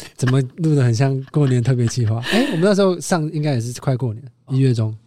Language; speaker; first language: Chinese; native; Chinese